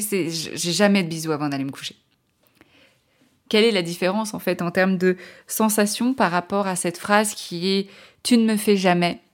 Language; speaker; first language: French; native; French